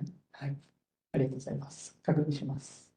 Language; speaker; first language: Japanese; native; Japanese